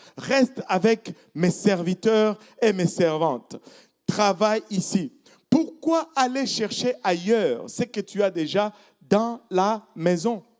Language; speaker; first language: French; non-native, local second language; Swahili